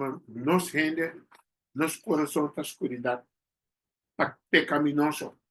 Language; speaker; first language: Portuguese; non-native, learner; Papiamento